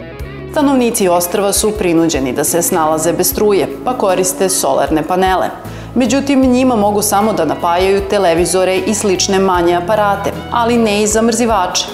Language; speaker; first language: Serbian; native; Serbian